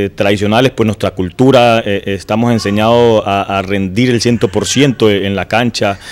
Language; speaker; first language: Spanish; native; Spanish